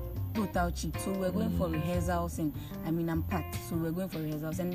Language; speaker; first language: English; non-native, local second language; Akan